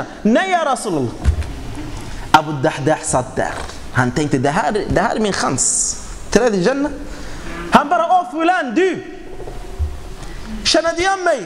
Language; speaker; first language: Swedish; non-native, fluent; Arabic